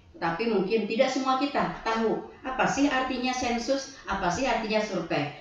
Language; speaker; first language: Indonesian; native; Indonesian